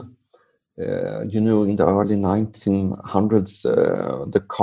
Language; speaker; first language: English; non-native, fluent; Swedish